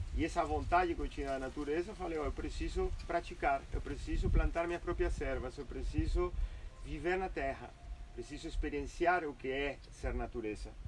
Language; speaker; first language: Portuguese; non-native, fluent; Spanish